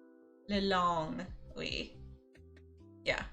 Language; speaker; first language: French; non-native, learner; English